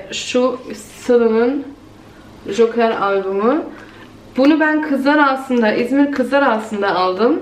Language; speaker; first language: Turkish; early bilingual, heritage; Turkish